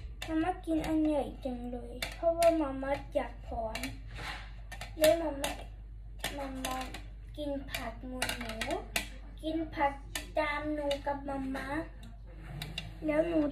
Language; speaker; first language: Thai; early bilingual, heritage; Swedish